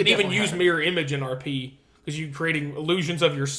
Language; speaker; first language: English; native; English